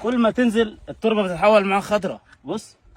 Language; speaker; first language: Arabic; native; Arabic